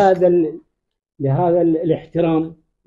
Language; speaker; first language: Arabic; native; Arabic